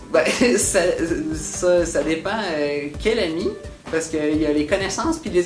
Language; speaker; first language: French; native; French